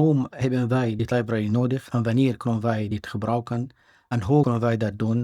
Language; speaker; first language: Dutch; non-native, fluent; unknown